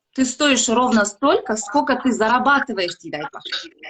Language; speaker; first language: Russian; non-native, local second language; Kazakh